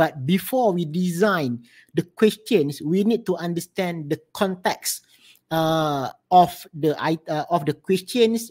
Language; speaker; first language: English; non-native, local second language; Malay